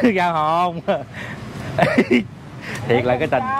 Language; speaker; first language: Vietnamese; native; Vietnamese